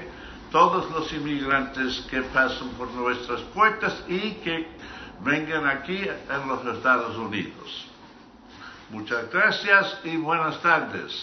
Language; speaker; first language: Spanish; non-native, fluent; English